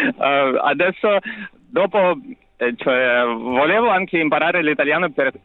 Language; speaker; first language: Italian; non-native, learner; Russian